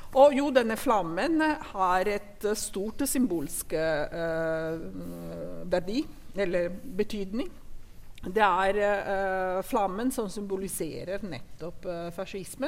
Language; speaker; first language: Norwegian; non-native, fluent; Italian